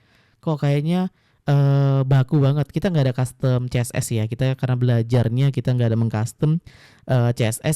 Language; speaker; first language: Indonesian; native; Indonesian